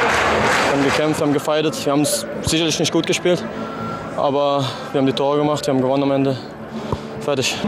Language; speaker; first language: German; non-native, fluent; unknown